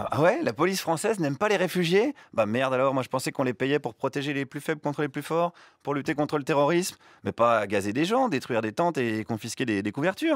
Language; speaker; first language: French; native; French